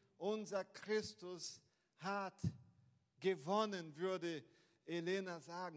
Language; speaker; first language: German; non-native, fluent; Portuguese